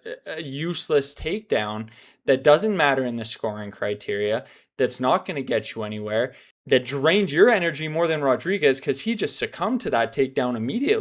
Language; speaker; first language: English; native; English